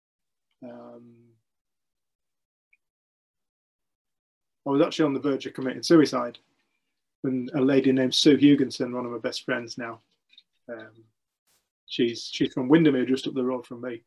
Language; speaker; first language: English; native; English